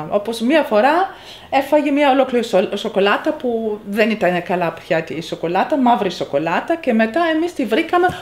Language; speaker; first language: Greek; non-native, fluent; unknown